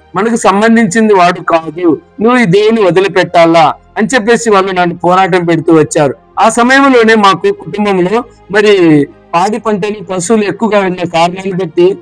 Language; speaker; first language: Telugu; non-native, local second language; Lambadi